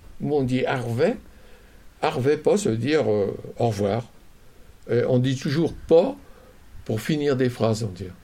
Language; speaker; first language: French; native; French